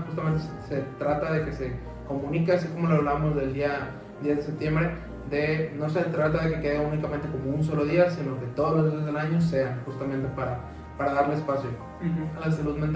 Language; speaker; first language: Spanish; native; Spanish